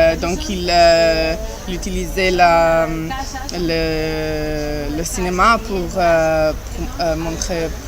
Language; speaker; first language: French; non-native, learner; Italian